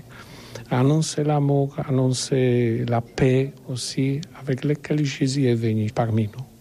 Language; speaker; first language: French; non-native, learner; Polish